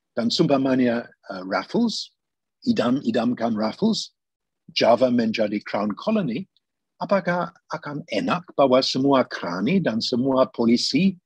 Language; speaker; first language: Indonesian; non-native, fluent; English